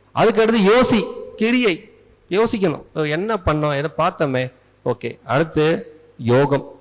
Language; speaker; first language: Tamil; native; Tamil